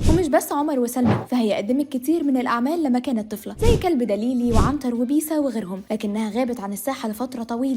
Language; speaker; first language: Arabic; native; Arabic